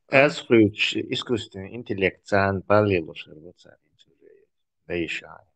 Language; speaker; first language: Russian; non-native, local second language; Chechen